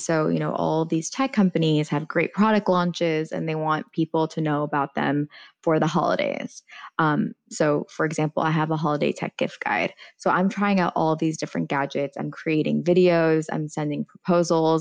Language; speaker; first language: English; early bilingual, other home language; Persian